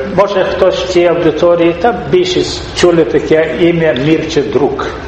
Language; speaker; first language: Ukrainian; native; Ukrainian